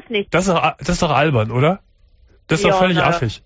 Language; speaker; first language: German; native; German